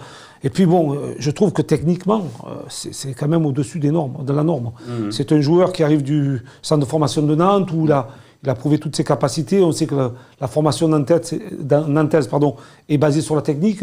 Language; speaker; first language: French; native; French